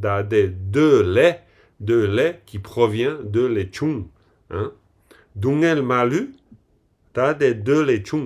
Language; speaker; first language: French; native; French